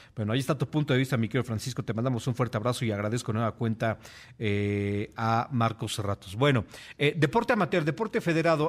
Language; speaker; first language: Spanish; native; Spanish